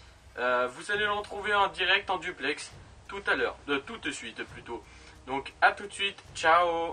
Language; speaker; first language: French; native; French